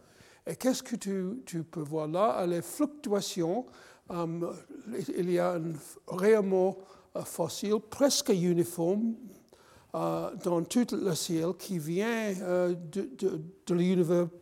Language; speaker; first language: French; non-native, fluent; English